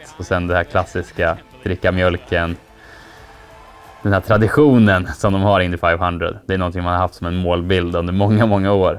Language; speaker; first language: Swedish; native; Swedish